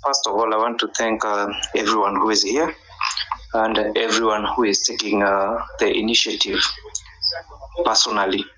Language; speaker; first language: English; non-native, local second language; Swahili